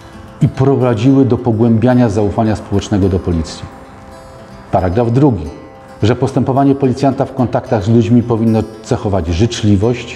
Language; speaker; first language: Polish; native; Polish